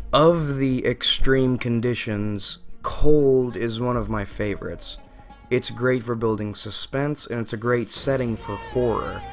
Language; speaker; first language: English; native; English